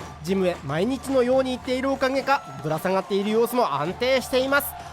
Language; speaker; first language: Japanese; native; Japanese